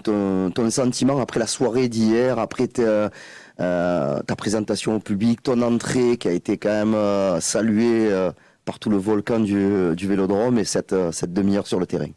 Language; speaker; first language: French; native; French